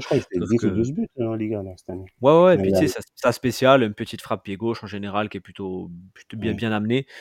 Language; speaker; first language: French; native; French